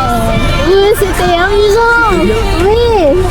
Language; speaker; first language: French; non-native, learner; Indonesian